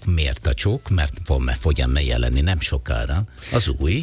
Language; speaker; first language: Hungarian; non-native, fluent; Italian